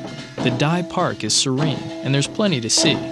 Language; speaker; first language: English; native; English